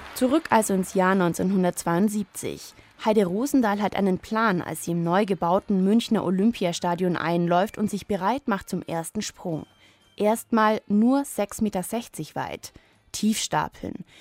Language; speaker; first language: German; native; German